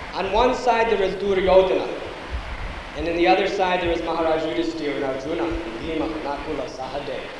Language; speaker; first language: English; native; English